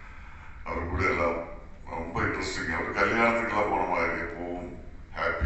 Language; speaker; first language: Tamil; non-native, learner; Malayalam